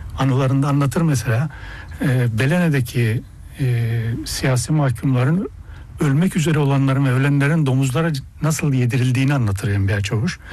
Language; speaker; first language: Turkish; early bilingual, heritage; Turkish